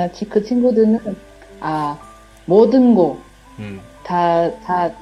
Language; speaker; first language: Korean; non-native, learner; Chinese